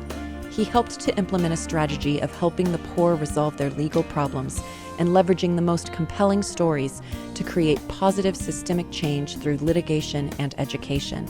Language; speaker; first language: English; native; English